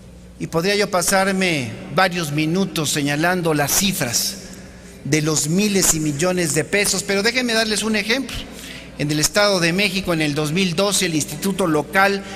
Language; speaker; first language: Spanish; native; Spanish